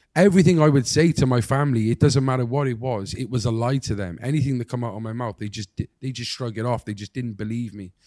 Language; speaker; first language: English; native; English